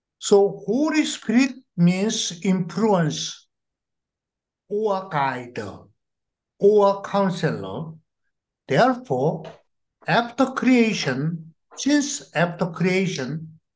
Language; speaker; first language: English; non-native, learner; Korean